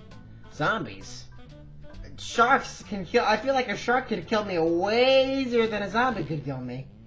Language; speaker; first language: English; native; English